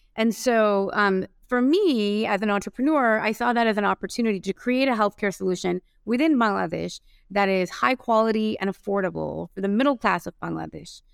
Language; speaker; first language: English; native; English